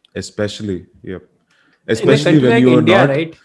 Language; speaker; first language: English; non-native, local second language; Hindi